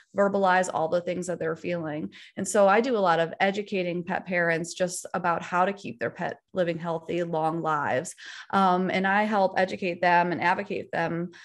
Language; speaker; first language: English; native; English